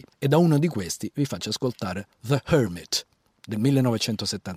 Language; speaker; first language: Italian; native; Italian